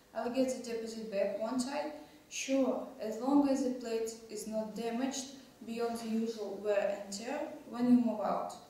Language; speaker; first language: English; non-native, learner; Russian